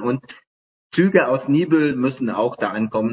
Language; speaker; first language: German; native; German